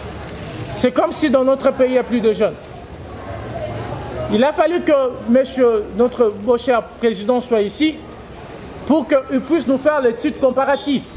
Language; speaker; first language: French; non-native, local second language; Lingala